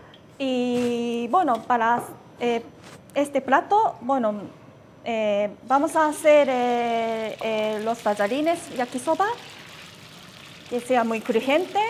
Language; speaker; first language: Spanish; non-native, fluent; Japanese